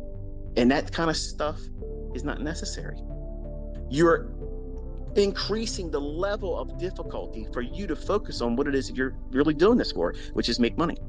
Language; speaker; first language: English; native; English